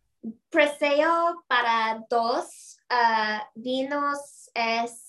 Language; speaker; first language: Spanish; non-native, learner; English